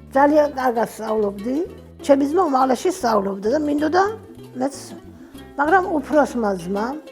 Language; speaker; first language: Georgian; native; Georgian